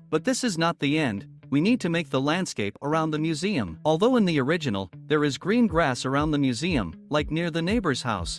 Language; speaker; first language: English; non-native, fluent; Russian